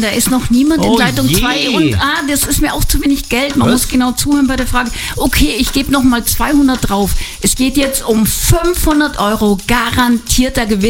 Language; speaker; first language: German; native; German